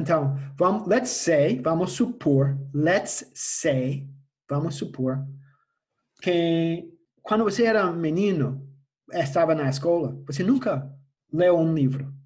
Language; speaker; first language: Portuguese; non-native, fluent; English